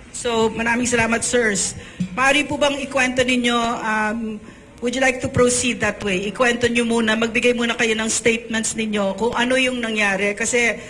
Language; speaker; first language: Filipino; native; Filipino